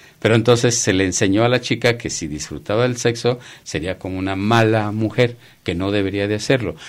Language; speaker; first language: Spanish; native; Spanish